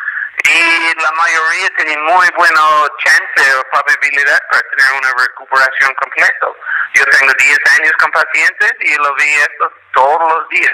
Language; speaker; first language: Spanish; non-native, fluent; English